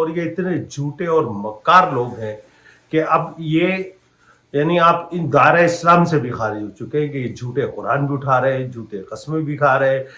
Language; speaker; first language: Urdu; native; Urdu